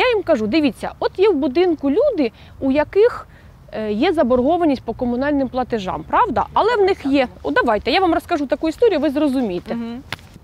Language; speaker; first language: Ukrainian; native; Ukrainian